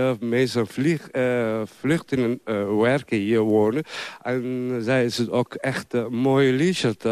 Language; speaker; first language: Dutch; non-native, learner; Somali